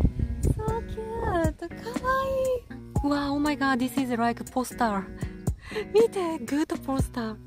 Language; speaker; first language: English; non-native, learner; Japanese